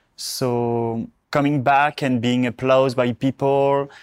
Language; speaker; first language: English; non-native, learner; French